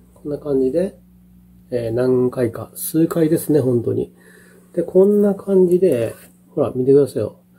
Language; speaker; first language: Japanese; native; Japanese